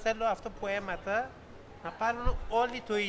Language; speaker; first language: Greek; non-native, learner; Persian